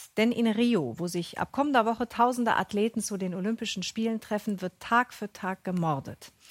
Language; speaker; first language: German; native; German